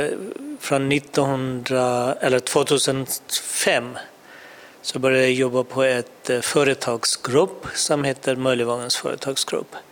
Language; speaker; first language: Swedish; non-native, fluent; Urdu